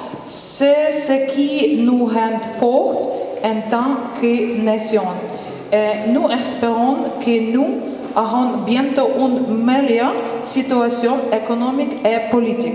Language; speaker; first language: French; non-native, fluent; Ukrainian